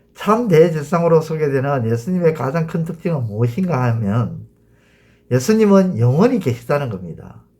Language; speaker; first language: Korean; native; Korean